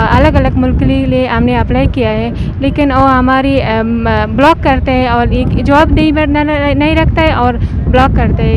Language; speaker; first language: Hindi; non-native, local second language; Persian